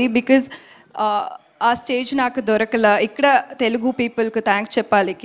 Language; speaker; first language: Telugu; non-native, local second language; Tamil